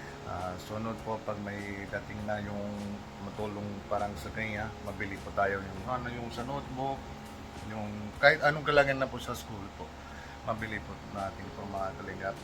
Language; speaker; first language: Filipino; non-native, local second language; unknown